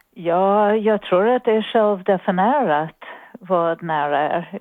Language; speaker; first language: Swedish; non-native, fluent; English